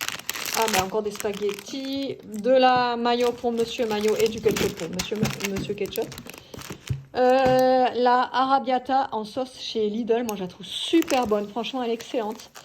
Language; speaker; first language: French; native; French